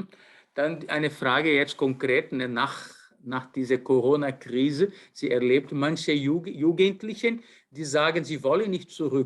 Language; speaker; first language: German; non-native, fluent; Portuguese